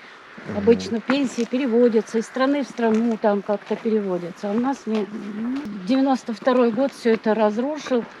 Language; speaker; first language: Russian; native; Russian